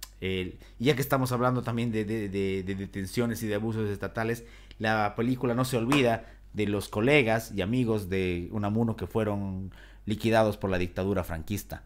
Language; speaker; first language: Spanish; native; Spanish